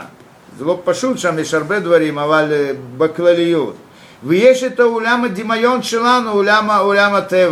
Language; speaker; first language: Hebrew; non-native, fluent; Russian